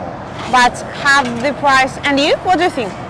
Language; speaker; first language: English; non-native, fluent; Spanish